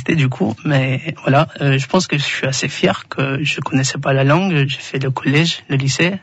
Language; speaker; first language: French; non-native, fluent; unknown